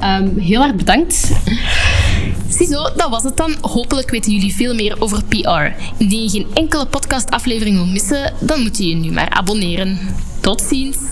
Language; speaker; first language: Dutch; native; Dutch